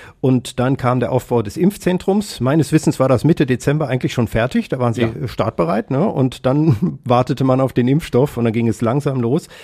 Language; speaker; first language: German; native; German